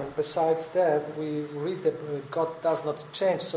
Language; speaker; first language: English; non-native, learner; Polish